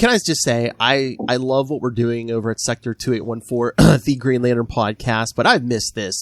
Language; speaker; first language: English; native; English